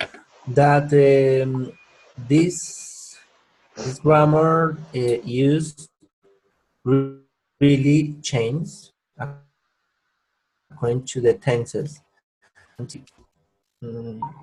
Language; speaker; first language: English; non-native, learner; Spanish